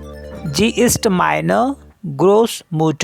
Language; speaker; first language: German; non-native, learner; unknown